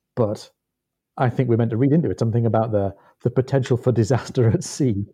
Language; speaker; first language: English; native; English